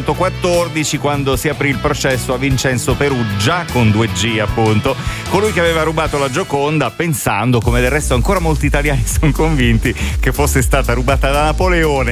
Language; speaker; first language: Italian; native; Italian